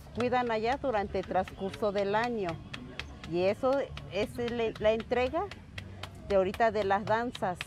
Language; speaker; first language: Spanish; non-native, local second language; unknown